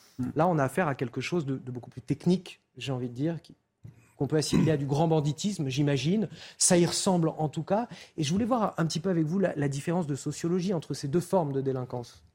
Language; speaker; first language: French; native; French